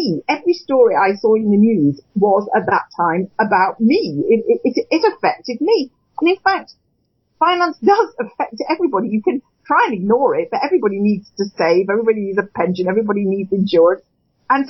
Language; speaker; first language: English; native; English